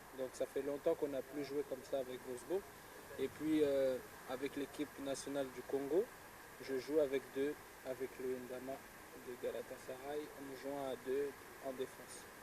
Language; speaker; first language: French; native; French